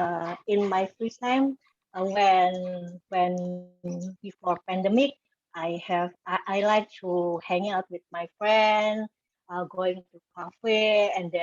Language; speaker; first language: English; non-native, learner; Indonesian